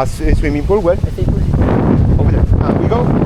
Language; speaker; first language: English; non-native, learner; Polish